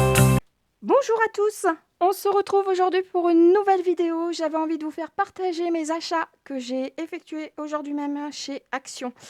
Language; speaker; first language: French; native; French